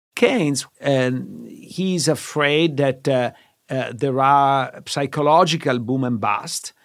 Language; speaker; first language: English; non-native, fluent; Italian